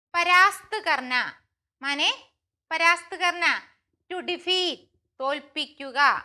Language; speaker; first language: Hindi; non-native, local second language; Malayalam